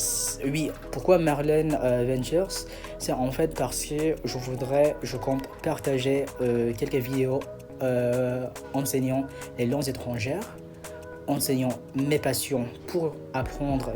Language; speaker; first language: French; non-native, fluent; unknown